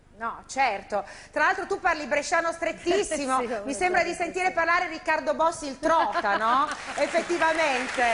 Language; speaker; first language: Italian; native; Italian